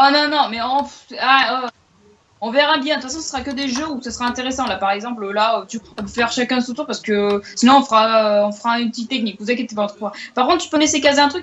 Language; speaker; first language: French; native; French